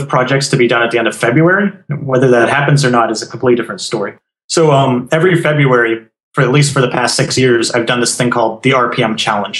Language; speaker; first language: English; native; English